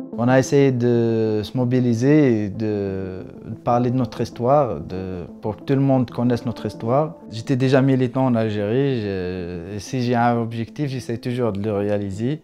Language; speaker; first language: French; non-native, local second language; Arabic